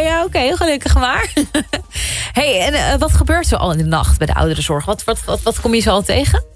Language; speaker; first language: Dutch; native; Dutch